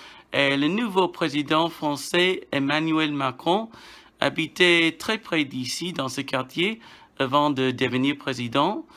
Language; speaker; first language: French; non-native, learner; English